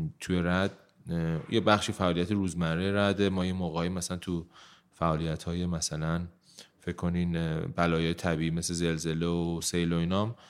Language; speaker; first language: Persian; native; Persian